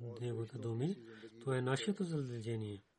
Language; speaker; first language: Bulgarian; non-native, learner; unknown